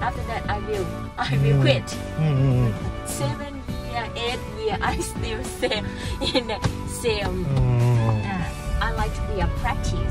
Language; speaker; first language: English; non-native, learner; Thai